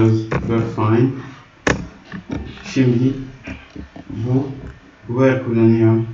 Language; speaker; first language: Turkish; non-native, learner; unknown